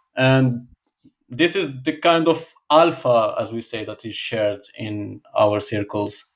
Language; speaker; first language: English; non-native, fluent; Arabic